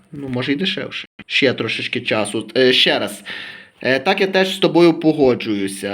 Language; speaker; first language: Ukrainian; native; Ukrainian